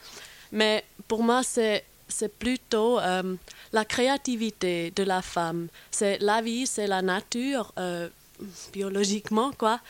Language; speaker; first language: French; non-native, fluent; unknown